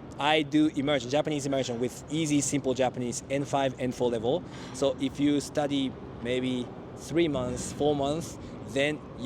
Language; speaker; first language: English; non-native, fluent; Japanese